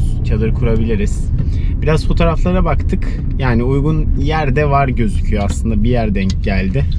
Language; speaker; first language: Turkish; native; Turkish